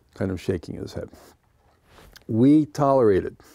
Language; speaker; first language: English; native; English